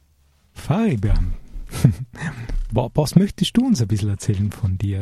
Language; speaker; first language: German; native; German